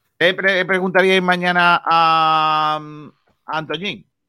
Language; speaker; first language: Spanish; native; Spanish